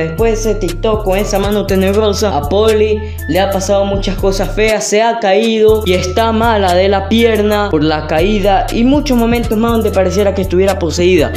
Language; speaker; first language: Spanish; native; Spanish